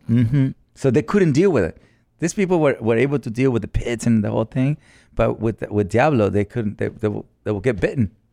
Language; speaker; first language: English; non-native, fluent; Spanish